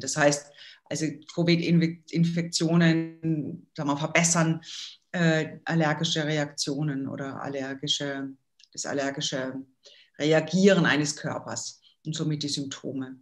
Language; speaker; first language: German; native; German